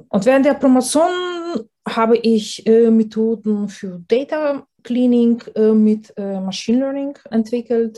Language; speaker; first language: German; non-native, fluent; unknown